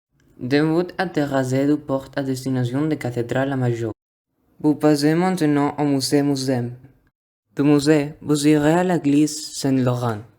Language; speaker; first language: French; non-native, learner; Spanish